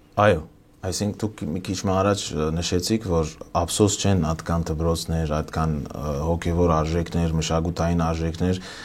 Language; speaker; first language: Armenian; early bilingual, heritage; Armenian